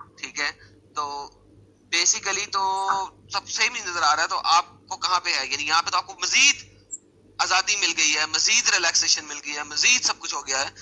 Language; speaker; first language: Urdu; native; Urdu